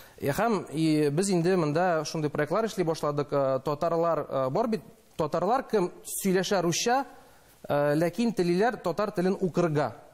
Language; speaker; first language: Tatar; non-native, local second language; Russian